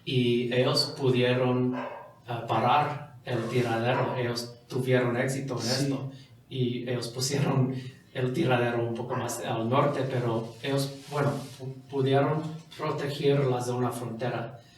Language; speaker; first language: Spanish; non-native, fluent; English